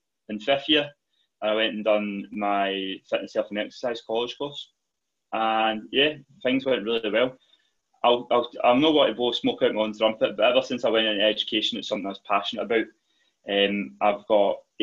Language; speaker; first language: English; native; English